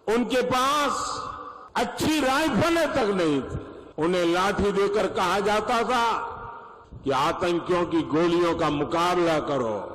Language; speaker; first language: Hindi; non-native, local second language; Gujarati